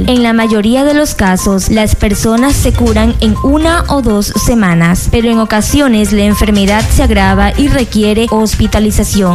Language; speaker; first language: Spanish; native; Spanish